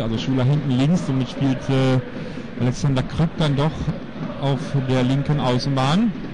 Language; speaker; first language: German; native; German